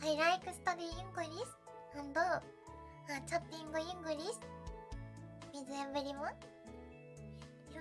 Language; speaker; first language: English; non-native, learner; Japanese